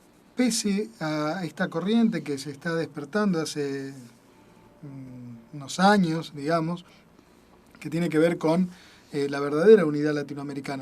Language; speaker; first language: Spanish; native; Spanish